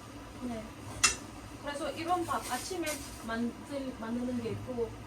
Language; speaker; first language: Korean; non-native, learner; English